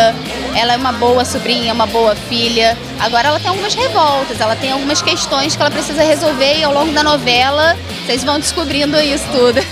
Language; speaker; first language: Portuguese; native; Portuguese